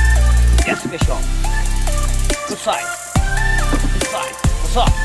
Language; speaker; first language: English; non-native, learner; Indonesian